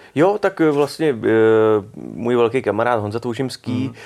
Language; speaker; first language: Czech; native; Czech